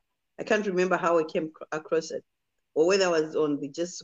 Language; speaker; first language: English; non-native, local second language; Shona